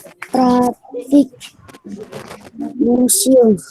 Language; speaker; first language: English; non-native, learner; Indonesian